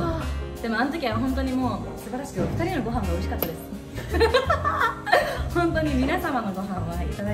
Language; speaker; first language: Japanese; native; Japanese